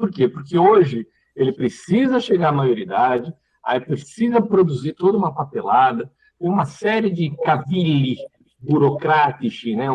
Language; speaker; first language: Portuguese; native; Portuguese